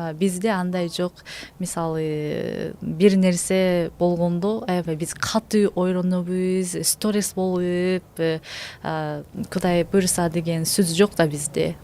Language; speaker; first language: Kyrgyz; non-native, learner; Japanese